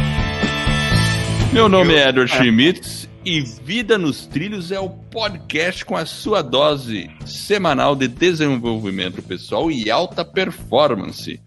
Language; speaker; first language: Portuguese; non-native, fluent; English